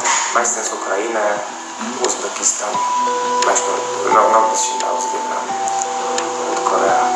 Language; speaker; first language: German; non-native, fluent; Polish